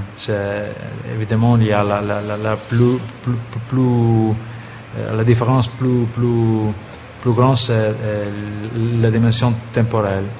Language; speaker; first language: French; non-native, fluent; Italian